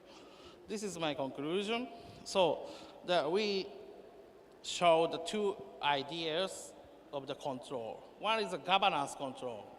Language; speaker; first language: English; non-native, learner; Japanese